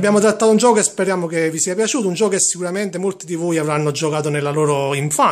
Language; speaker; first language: Italian; native; Italian